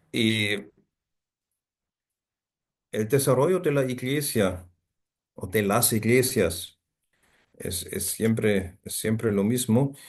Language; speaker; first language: Spanish; non-native, fluent; German